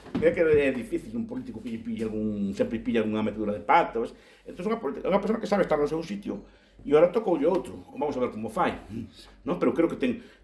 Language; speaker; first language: Galician; non-native, local second language; Spanish